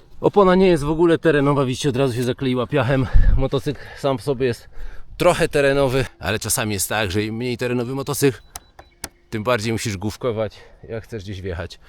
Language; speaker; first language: Polish; native; Polish